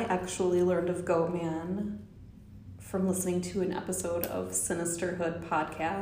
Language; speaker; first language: English; native; English